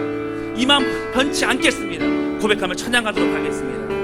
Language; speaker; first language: Korean; native; Korean